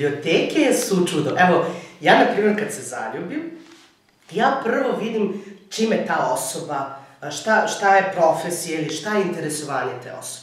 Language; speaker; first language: Serbian; native; Serbian